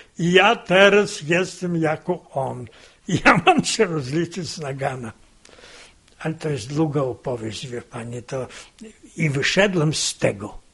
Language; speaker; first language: Polish; native; Polish